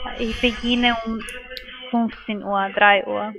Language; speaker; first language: German; non-native, learner; Spanish